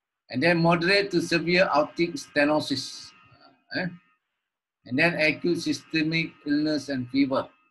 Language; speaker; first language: English; non-native, local second language; Malay